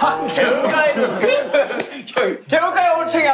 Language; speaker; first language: Korean; native; Korean